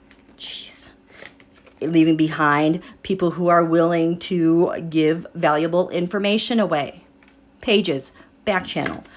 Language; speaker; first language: English; native; English